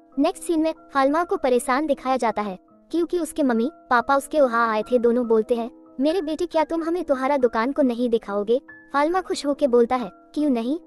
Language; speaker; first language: Hindi; non-native, local second language; Bangla